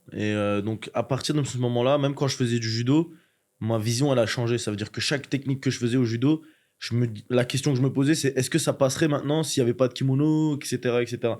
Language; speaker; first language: French; early bilingual, other home language; Chechen